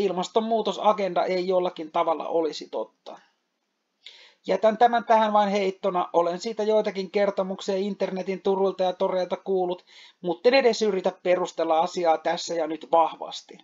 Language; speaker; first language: Finnish; native; Finnish